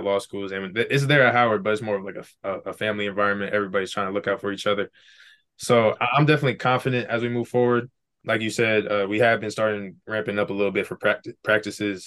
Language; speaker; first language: English; native; English